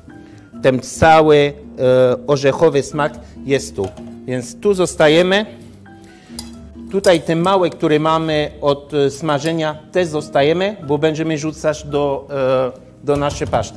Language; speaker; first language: Polish; non-native, learner; French